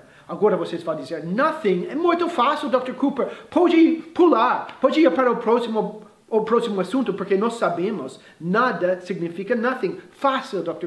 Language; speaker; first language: Portuguese; non-native, fluent; English